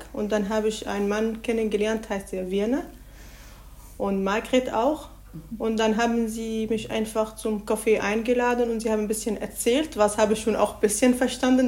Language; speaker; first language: German; non-native, learner; Arabic